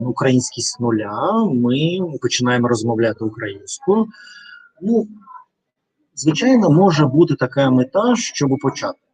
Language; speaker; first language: Ukrainian; non-native, learner; Russian